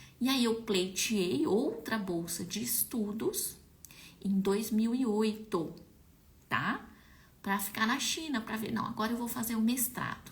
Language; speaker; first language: Portuguese; native; Portuguese